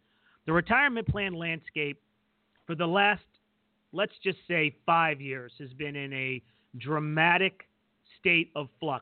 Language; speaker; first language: English; native; English